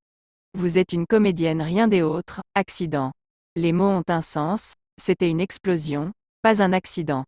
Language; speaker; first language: French; native; French